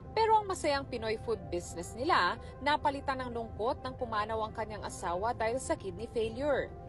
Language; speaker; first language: Filipino; native; Filipino